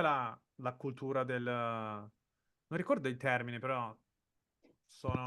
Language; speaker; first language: Italian; non-native, fluent; Portuguese